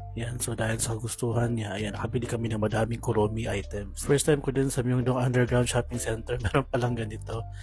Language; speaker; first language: Filipino; native; Filipino